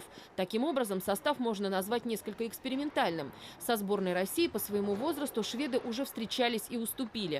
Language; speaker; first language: Russian; native; Russian